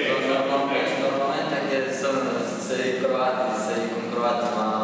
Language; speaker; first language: Italian; non-native, learner; Croatian